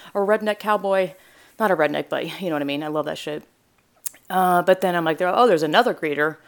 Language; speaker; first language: English; native; English